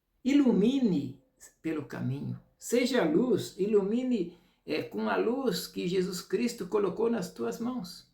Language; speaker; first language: Portuguese; native; Portuguese